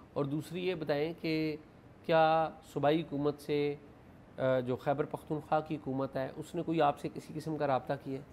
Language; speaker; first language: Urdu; native; Urdu